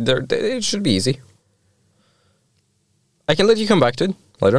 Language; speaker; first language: English; non-native, fluent; Norwegian